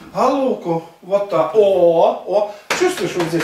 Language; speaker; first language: Russian; native; Russian